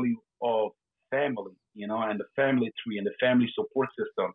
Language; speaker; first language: English; native; English